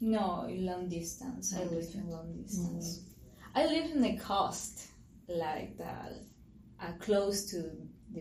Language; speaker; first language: English; non-native, learner; Spanish